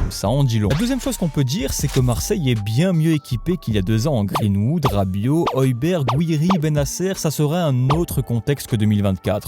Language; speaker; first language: French; native; French